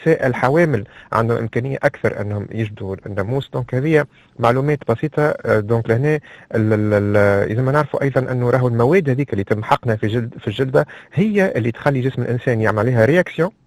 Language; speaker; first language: Arabic; native; Arabic